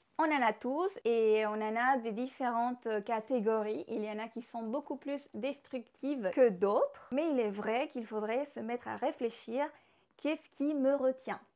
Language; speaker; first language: French; non-native, fluent; Spanish